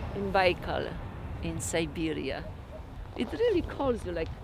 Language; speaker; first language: English; non-native, fluent; Polish